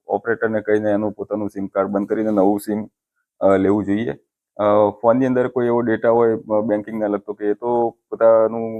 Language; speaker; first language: Gujarati; native; Gujarati